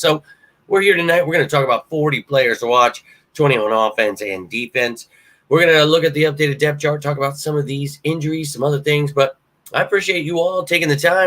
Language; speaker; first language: English; native; English